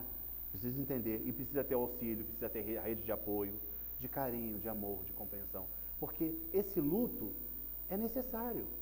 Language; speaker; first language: Portuguese; native; Portuguese